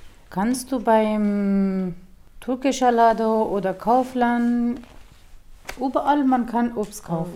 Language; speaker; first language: German; non-native, learner; Persian